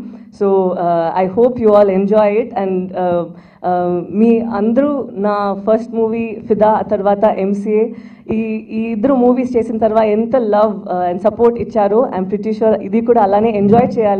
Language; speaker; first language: Telugu; non-native, local second language; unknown